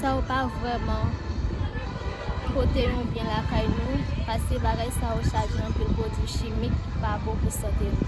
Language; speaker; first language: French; non-native, local second language; Haitian Creole